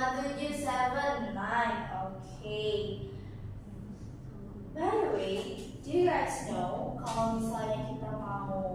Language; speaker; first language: English; non-native, learner; Indonesian